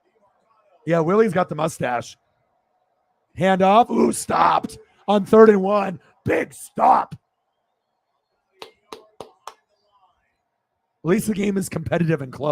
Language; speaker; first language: English; native; English